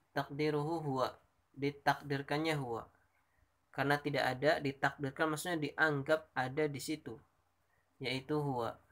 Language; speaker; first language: Indonesian; native; Indonesian